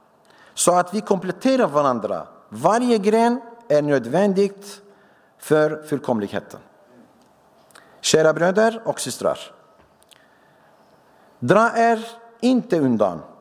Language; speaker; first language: Swedish; non-native, fluent; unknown